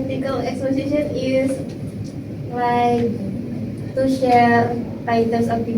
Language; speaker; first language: English; non-native, learner; Indonesian